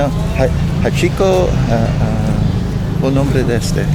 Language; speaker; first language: Spanish; non-native, learner; English